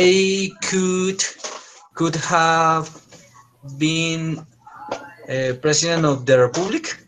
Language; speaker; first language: English; non-native, learner; Spanish